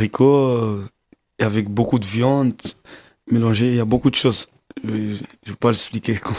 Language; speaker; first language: French; non-native, learner; Kabuverdianu